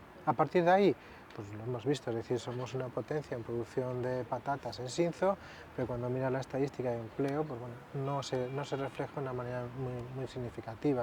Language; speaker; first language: Spanish; native; Spanish